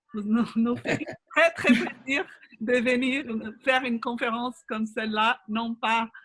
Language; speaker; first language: French; non-native, fluent; Portuguese